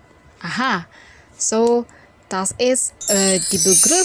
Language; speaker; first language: German; non-native, fluent; Indonesian